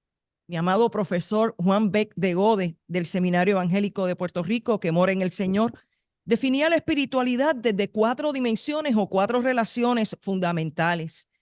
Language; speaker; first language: Spanish; native; Spanish